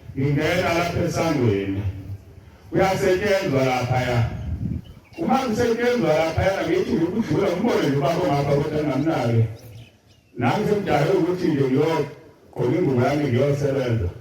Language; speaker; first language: Zulu; native; Zulu